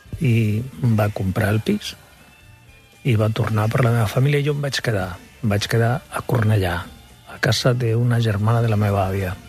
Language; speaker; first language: Catalan; non-native, local second language; Spanish